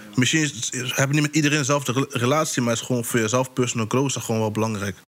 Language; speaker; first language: Dutch; early bilingual, other home language; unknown